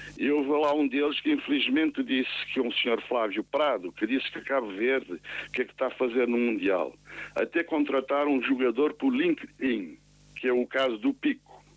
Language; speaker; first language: Portuguese; non-native, local second language; Kabuverdianu